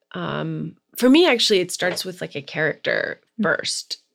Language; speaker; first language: English; native; English